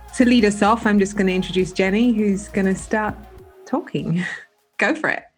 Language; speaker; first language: English; native; English